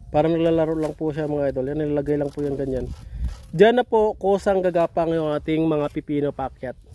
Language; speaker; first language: Filipino; non-native, local second language; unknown